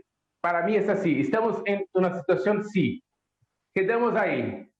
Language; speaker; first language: Spanish; non-native, learner; Portuguese